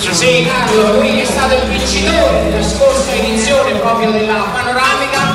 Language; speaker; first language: Italian; native; Italian